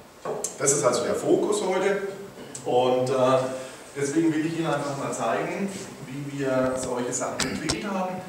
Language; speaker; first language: German; native; German